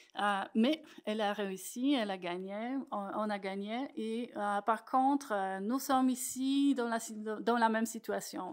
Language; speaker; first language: French; non-native, fluent; Polish